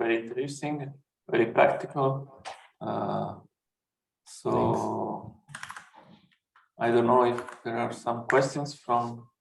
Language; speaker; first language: English; non-native, fluent; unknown